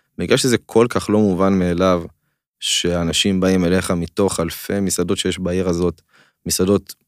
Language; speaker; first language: Hebrew; native; Hebrew